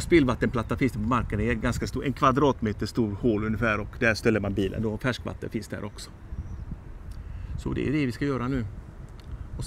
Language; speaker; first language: Swedish; native; Swedish